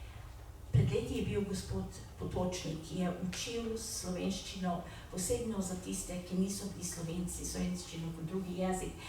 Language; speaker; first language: Slovenian; early bilingual, heritage; Slovenian